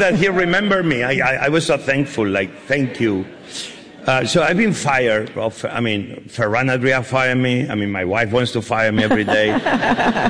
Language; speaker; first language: English; non-native, fluent; Spanish